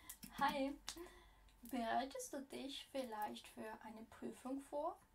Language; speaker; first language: German; non-native, fluent; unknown